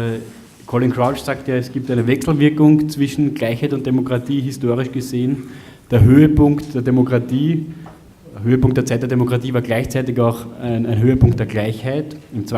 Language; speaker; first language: German; native; German